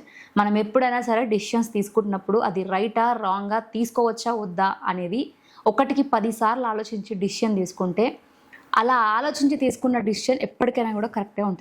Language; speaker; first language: Telugu; native; Telugu